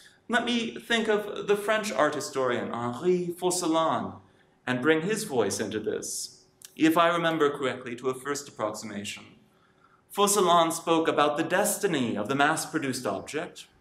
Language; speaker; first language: English; native; English